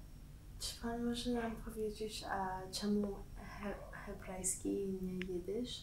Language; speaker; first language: Polish; early bilingual, heritage; Polish